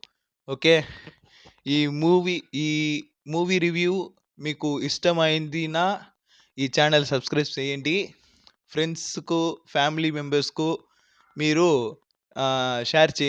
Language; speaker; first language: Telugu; non-native, learner; Tamil